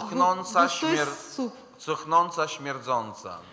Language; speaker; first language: Polish; native; Polish